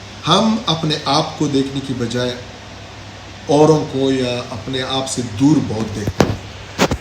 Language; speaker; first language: Hindi; non-native, local second language; Pashto